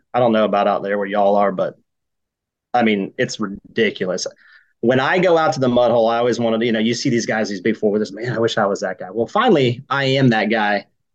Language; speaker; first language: English; native; English